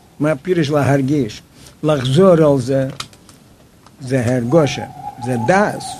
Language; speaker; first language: Hebrew; non-native, fluent; Yiddish